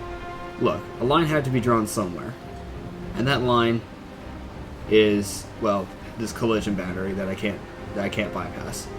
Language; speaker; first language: English; native; English